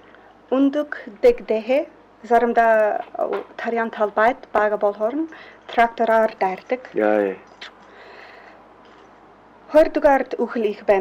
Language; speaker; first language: Mongolian; non-native, fluent; English